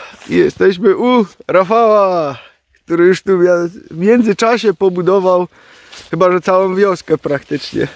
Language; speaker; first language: Polish; native; Polish